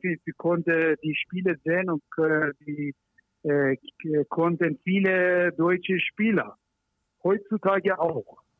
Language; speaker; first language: German; non-native, learner; Persian